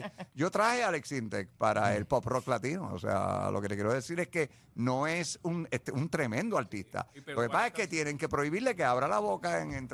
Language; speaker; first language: Spanish; native; Spanish